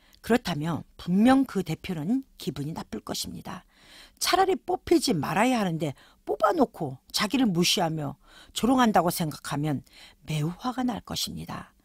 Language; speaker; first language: Korean; native; Korean